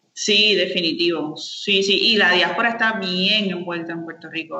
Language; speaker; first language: Spanish; native; Spanish